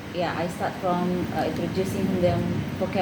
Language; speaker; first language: English; non-native, learner; Indonesian